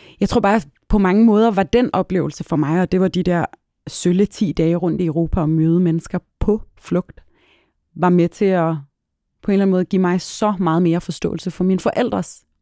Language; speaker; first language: Danish; early bilingual, other home language; Arabic